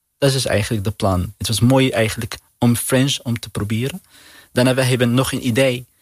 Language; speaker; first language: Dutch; non-native, learner; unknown